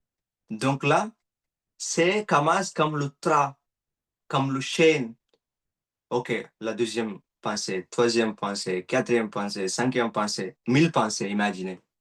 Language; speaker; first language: French; non-native, learner; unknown